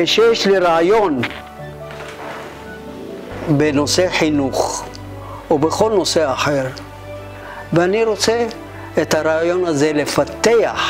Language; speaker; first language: Hebrew; non-native, fluent; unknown